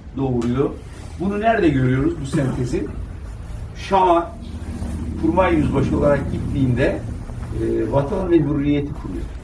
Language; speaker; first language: Turkish; native; Turkish